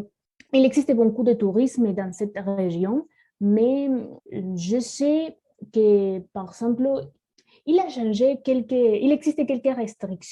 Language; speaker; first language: French; non-native, learner; Spanish